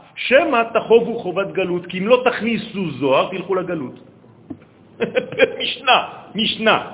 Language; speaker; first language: Hebrew; native; Hebrew